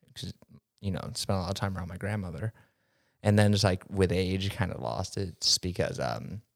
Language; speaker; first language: English; early bilingual, other home language; Spanish